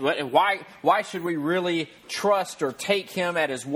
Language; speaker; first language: English; native; English